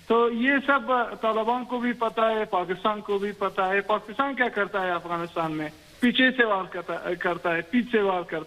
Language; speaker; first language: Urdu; non-native, fluent; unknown